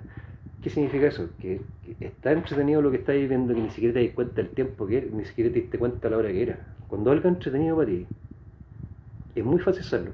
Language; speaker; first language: Spanish; native; Spanish